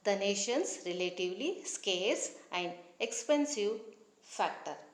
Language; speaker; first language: English; non-native, local second language; Kannada